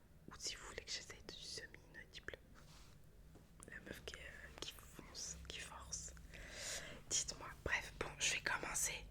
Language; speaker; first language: French; native; French